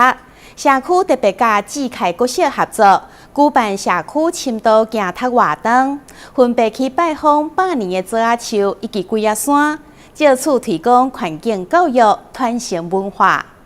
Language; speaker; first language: Chinese; native; Chinese